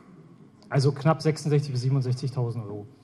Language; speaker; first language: German; native; German